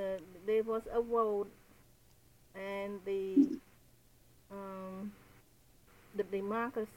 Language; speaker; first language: English; non-native, fluent; Khmer